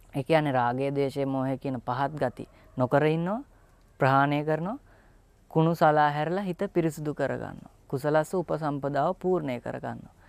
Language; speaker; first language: Sinhala; native; Sinhala